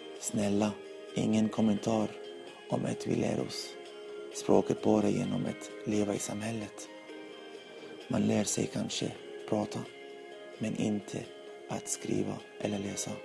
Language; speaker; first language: Swedish; non-native, learner; Arabic